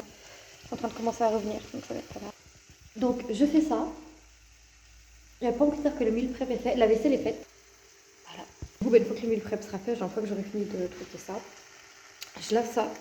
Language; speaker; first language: French; native; French